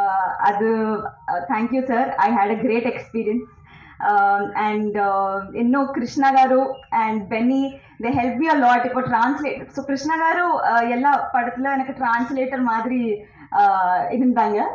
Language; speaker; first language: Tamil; non-native, learner; Telugu